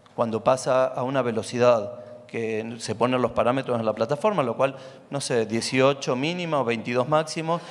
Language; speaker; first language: Spanish; native; Spanish